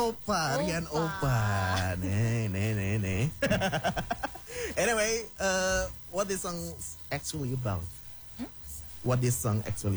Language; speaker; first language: English; non-native, learner; Indonesian